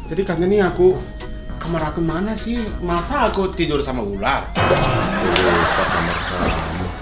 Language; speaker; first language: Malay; non-native, fluent; Japanese